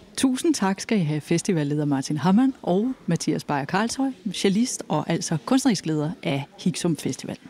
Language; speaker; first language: Danish; native; Danish